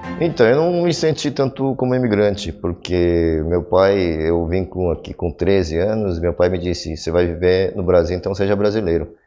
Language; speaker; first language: Portuguese; early bilingual, other home language; Korean